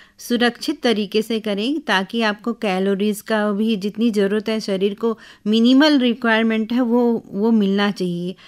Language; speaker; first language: Hindi; native; Hindi